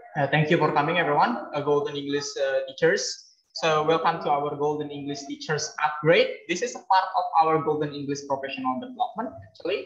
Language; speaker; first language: English; non-native, fluent; Indonesian